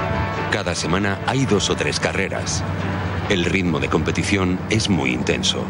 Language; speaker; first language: Spanish; native; Spanish